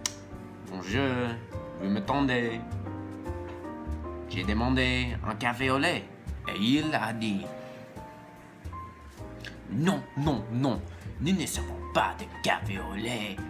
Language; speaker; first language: French; non-native, learner; English